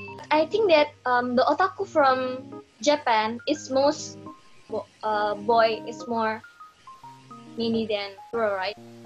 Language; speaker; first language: English; non-native, learner; Indonesian